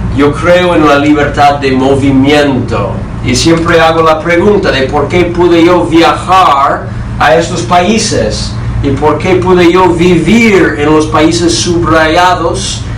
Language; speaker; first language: Spanish; non-native, fluent; English